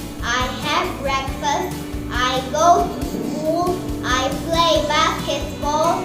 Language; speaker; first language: English; non-native, learner; Arabic